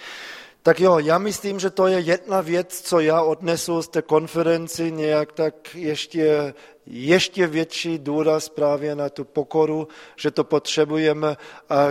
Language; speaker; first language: Czech; non-native, fluent; German